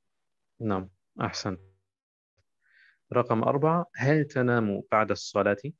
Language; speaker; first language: Arabic; non-native, fluent; German